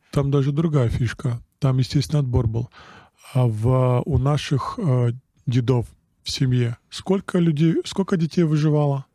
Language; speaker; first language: Russian; non-native, local second language; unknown